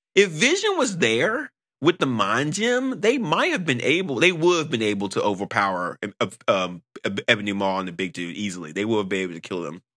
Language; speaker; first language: English; native; English